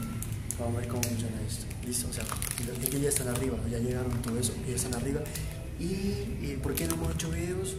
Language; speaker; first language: Spanish; native; Spanish